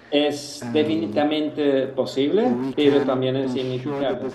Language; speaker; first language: Spanish; non-native, fluent; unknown